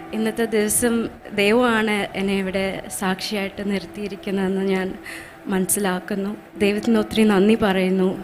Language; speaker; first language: Malayalam; early bilingual, heritage; Malayalam